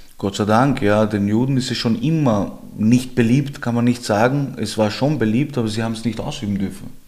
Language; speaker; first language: German; early bilingual, other home language; Georgian